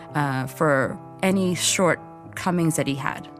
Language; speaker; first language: English; native; English